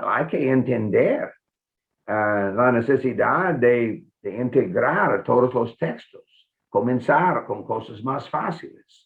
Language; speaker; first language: Spanish; non-native, fluent; English